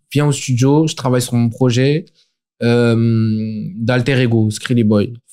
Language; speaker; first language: French; native; French